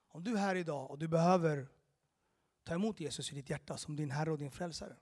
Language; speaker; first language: Swedish; early bilingual, other home language; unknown